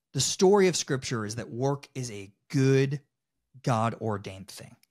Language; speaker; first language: English; native; English